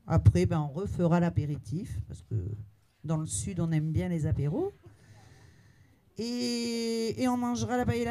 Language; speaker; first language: French; native; French